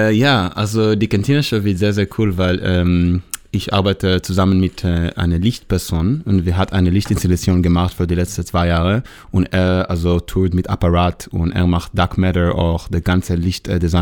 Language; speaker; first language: German; non-native, learner; Hebrew